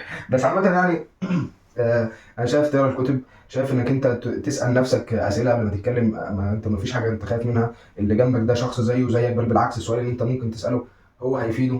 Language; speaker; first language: Arabic; native; Arabic